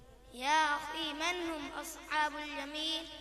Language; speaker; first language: Arabic; non-native, learner; Urdu